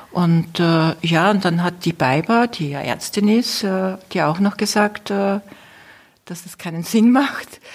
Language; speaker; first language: German; native; German